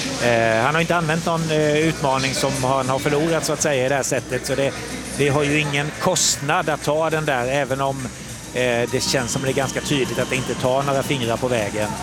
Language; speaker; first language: Swedish; native; Swedish